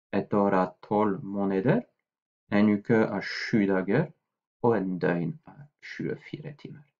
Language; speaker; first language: Norwegian; non-native, fluent; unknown